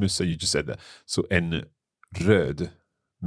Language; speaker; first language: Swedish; non-native, learner; English